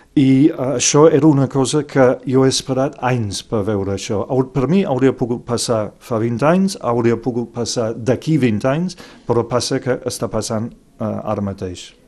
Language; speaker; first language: Catalan; non-native, fluent; English